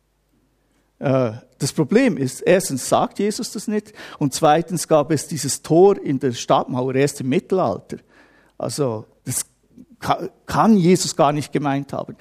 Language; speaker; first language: German; native; German